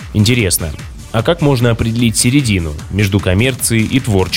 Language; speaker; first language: Russian; native; Russian